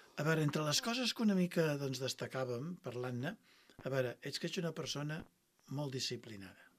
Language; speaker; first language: Catalan; native; Catalan